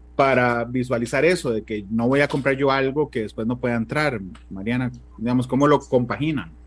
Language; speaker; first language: Spanish; native; Spanish